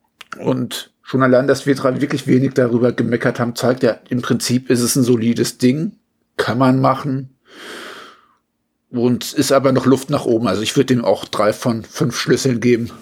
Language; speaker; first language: German; native; German